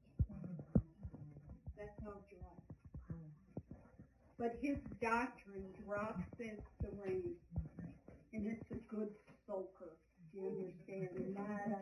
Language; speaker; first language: English; native; English